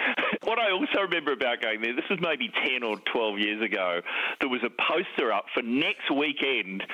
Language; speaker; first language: English; native; English